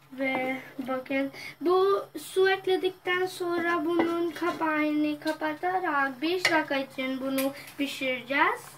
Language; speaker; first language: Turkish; non-native, learner; Urdu